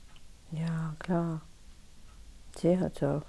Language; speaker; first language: German; non-native, learner; Russian